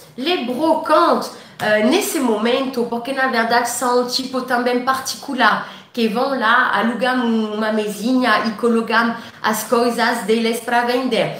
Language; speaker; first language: Portuguese; non-native, fluent; French